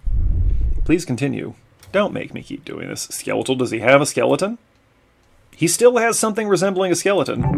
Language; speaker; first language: English; native; English